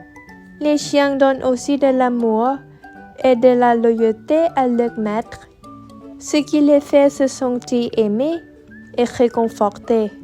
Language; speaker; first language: French; non-native, learner; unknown